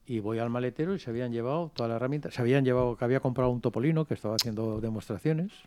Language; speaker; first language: Spanish; non-native, local second language; Catalan